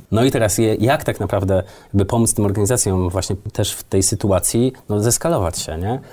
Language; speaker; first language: Polish; native; Polish